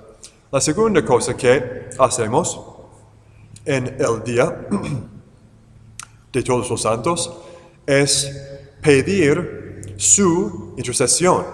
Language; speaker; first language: Spanish; non-native, fluent; English